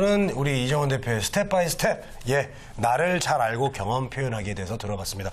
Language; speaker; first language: Korean; native; Korean